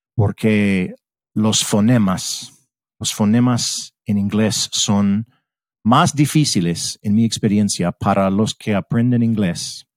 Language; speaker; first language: Spanish; non-native, fluent; English